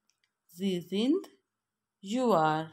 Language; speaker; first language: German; non-native, fluent; Urdu